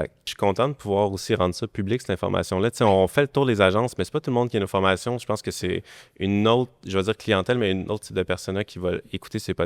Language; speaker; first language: French; native; French